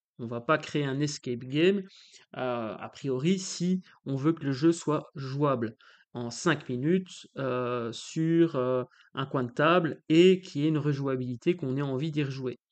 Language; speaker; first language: French; native; French